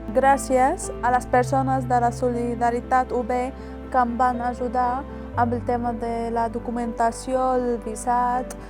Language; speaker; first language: Catalan; non-native, learner; Arabic